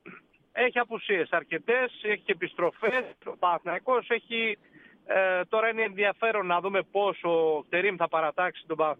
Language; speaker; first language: Greek; native; Greek